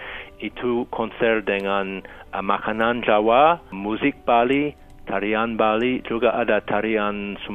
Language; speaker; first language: Indonesian; non-native, fluent; English